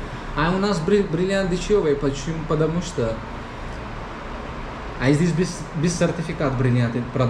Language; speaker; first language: Russian; non-native, learner; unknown